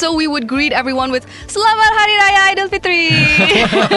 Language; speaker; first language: English; non-native, local second language; Chinese